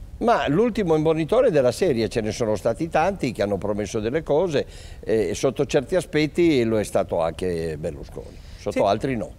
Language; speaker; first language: Italian; native; Italian